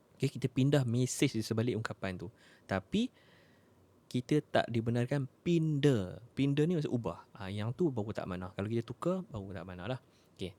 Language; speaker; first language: Malay; native; Malay